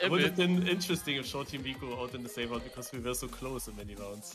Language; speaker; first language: English; non-native, learner; German